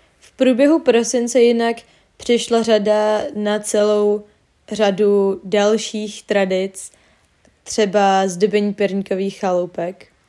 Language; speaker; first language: Czech; native; Czech